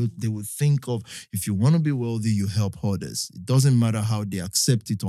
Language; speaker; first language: English; non-native, local second language; Yoruba